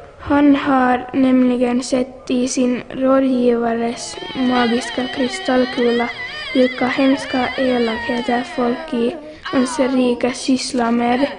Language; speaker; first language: Swedish; native; Swedish